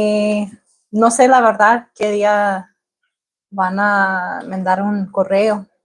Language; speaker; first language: Spanish; non-native, learner; English